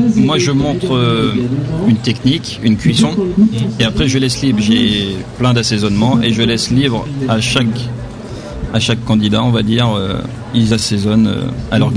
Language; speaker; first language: French; native; French